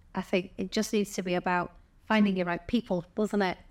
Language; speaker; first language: English; native; English